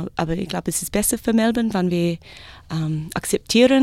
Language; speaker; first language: German; non-native, learner; English